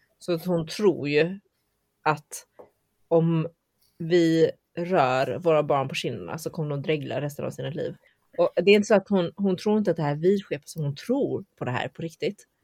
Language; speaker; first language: Swedish; early bilingual, heritage; Chinese